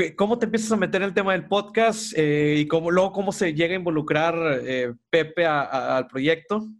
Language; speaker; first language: Spanish; native; Spanish